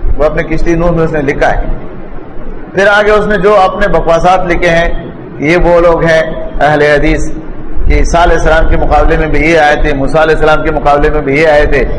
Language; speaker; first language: Urdu; non-native, local second language; Pashto